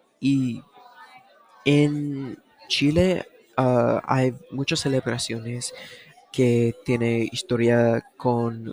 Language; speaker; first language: Spanish; non-native, learner; English